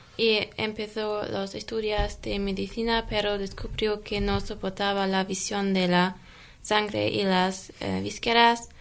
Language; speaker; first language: Spanish; non-native, learner; German